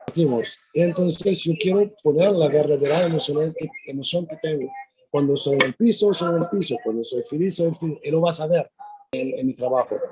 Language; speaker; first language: Spanish; non-native, learner; French